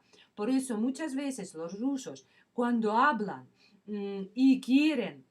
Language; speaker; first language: Spanish; non-native, fluent; Russian